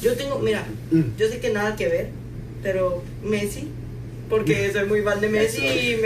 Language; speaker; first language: Spanish; native; Spanish